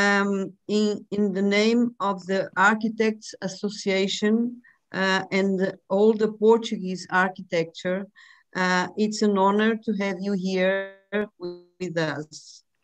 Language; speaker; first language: English; non-native, fluent; Portuguese